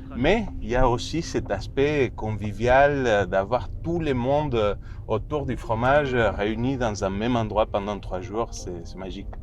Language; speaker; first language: French; non-native, fluent; Spanish